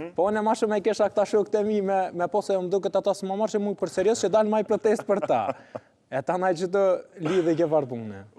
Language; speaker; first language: Albanian; native; Albanian